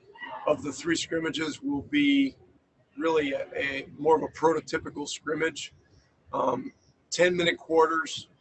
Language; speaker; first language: English; native; English